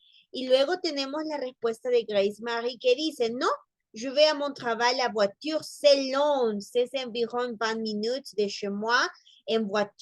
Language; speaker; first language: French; non-native, learner; Spanish